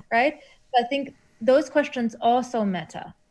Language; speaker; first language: English; non-native, fluent; German